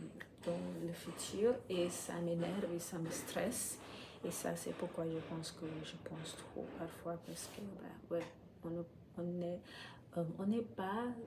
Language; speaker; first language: French; non-native, fluent; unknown